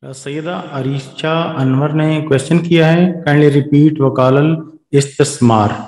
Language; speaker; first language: Urdu; native; Urdu